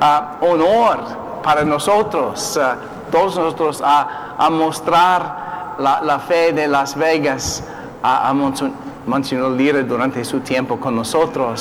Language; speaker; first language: Spanish; non-native, learner; English